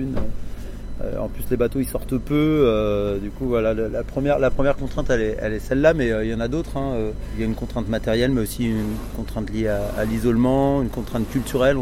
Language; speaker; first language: French; native; French